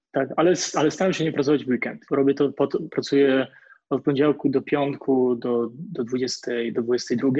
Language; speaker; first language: Polish; native; Polish